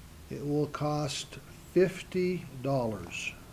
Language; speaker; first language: English; native; English